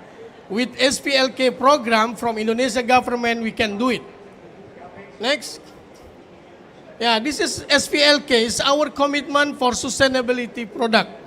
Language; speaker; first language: English; non-native, fluent; Indonesian